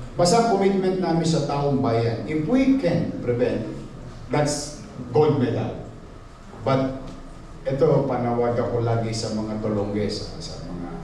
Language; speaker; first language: Filipino; native; Filipino